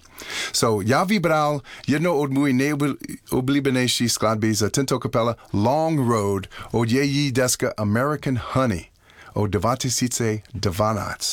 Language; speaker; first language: Czech; non-native, learner; English